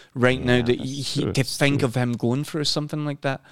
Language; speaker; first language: English; native; English